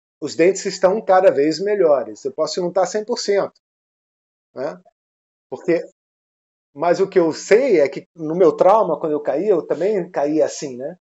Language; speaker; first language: Portuguese; non-native, fluent; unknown